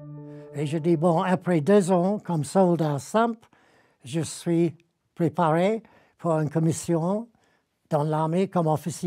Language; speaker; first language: French; non-native, learner; English